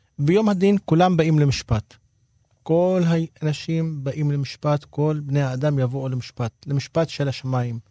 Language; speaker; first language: Hebrew; non-native, local second language; Arabic